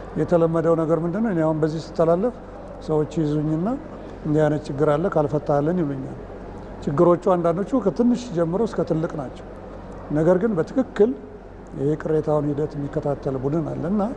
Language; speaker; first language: Amharic; native; Amharic